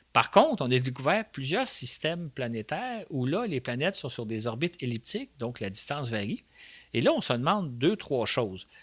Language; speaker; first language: French; native; French